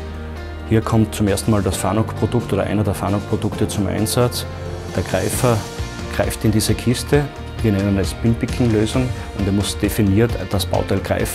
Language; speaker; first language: German; native; German